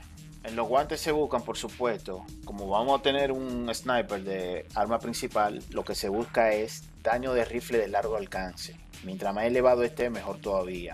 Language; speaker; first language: Spanish; native; Spanish